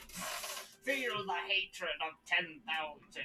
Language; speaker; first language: English; native; English